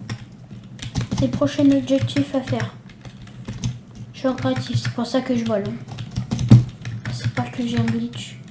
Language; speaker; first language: French; native; French